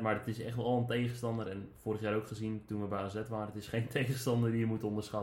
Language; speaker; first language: Dutch; native; Dutch